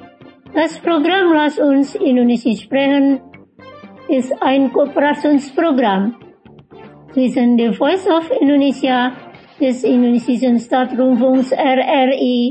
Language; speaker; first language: German; non-native, fluent; Indonesian